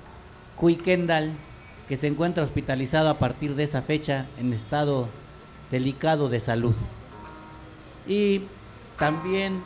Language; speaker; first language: Spanish; native; Spanish